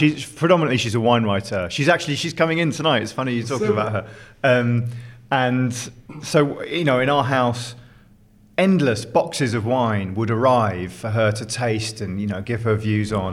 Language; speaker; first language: English; native; English